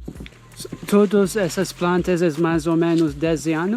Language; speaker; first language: Spanish; non-native, learner; English